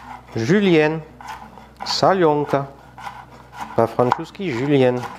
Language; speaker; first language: Russian; non-native, learner; French